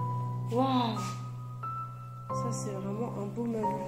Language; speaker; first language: French; native; French